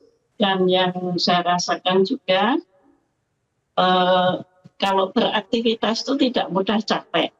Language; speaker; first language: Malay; non-native, local second language; Javanese